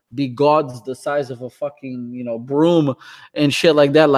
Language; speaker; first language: English; early bilingual, other home language; Portuguese